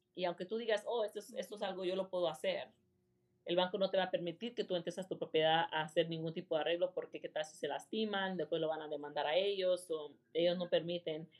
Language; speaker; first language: Spanish; early bilingual, heritage; Spanish